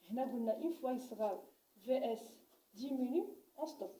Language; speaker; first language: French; non-native, local second language; Arabic